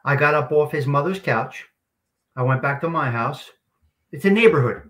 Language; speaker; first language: English; native; English